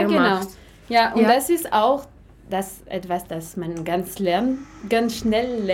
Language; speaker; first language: German; non-native, fluent; French